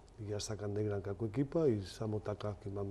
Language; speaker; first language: Macedonian; non-native, learner; Spanish